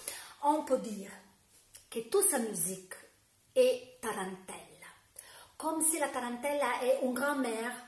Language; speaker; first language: French; non-native, fluent; Italian